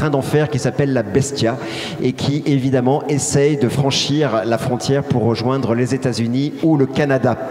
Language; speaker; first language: French; native; French